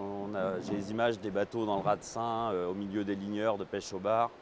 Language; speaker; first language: French; native; French